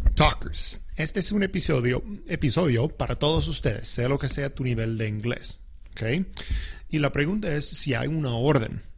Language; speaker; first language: Spanish; non-native, fluent; English